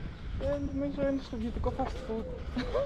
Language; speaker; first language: Greek; non-native, fluent; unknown